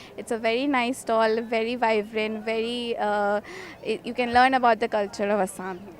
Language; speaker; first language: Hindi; non-native, local second language; Assamese